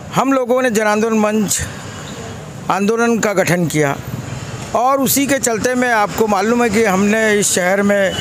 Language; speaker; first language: Hindi; native; Hindi